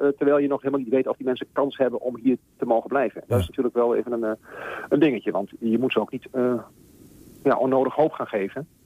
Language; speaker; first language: Dutch; native; Dutch